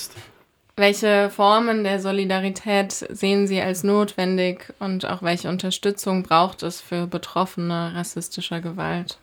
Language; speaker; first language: German; native; German